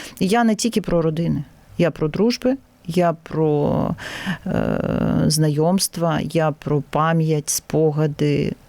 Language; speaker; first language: Ukrainian; non-native, local second language; Russian